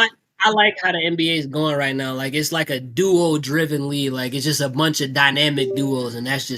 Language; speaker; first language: English; native; English